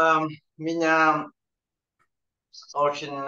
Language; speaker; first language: Russian; non-native, fluent; Vietnamese